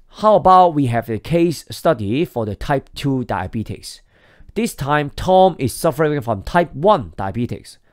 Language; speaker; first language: English; non-native, local second language; Cantonese